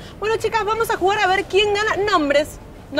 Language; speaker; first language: Spanish; native; Spanish